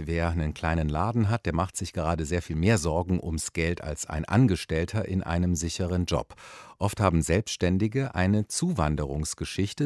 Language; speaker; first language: German; native; German